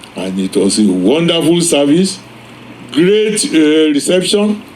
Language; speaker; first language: English; non-native, local second language; Yoruba